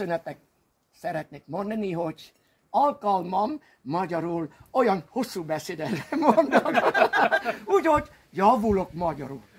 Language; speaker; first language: Hungarian; non-native, learner; Vietnamese